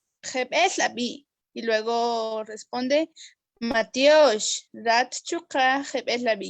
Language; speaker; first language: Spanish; non-native, local second language; Kaqchikel